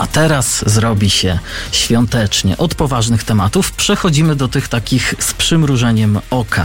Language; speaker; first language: Polish; native; Polish